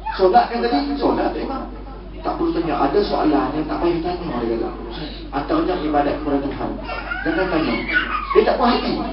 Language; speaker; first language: Malay; native; Malay